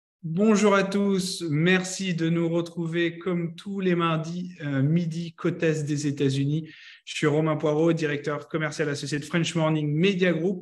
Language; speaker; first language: French; native; French